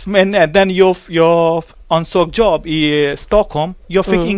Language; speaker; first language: Swedish; non-native, learner; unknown